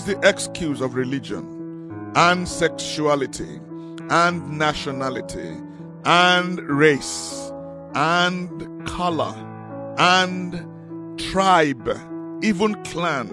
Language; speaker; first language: English; non-native, local second language; Yoruba